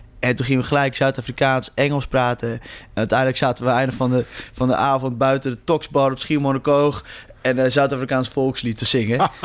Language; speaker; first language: Dutch; early bilingual, heritage; Dutch